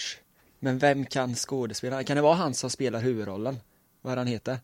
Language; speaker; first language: Swedish; native; Swedish